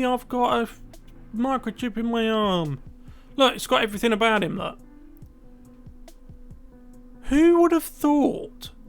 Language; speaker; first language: English; native; English